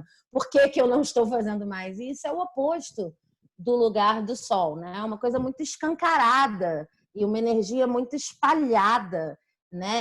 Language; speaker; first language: Portuguese; native; Portuguese